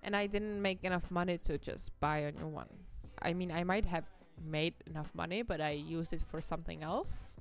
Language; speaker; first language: English; non-native, fluent; Czech